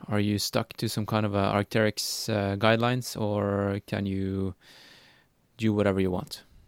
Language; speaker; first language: English; non-native, fluent; Norwegian